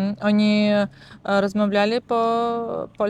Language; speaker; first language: Polish; non-native, learner; Russian